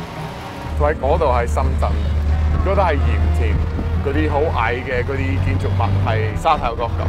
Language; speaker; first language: Chinese; non-native, fluent; English